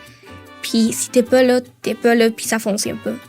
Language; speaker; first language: French; early bilingual, other home language; Spanish